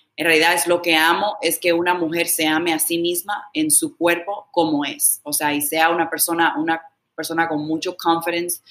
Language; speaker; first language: Spanish; early bilingual, heritage; Spanish